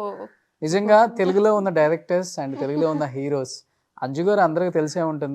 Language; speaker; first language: Telugu; native; Telugu